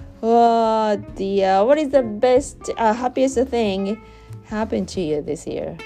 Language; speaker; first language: English; non-native, learner; Japanese